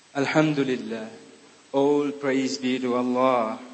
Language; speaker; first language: English; non-native, local second language; Divehi